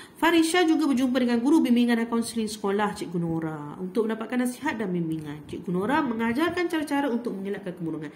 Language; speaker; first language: Malay; native; Malay